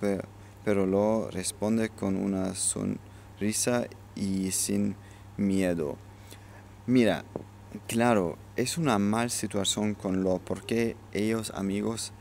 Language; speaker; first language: Spanish; non-native, learner; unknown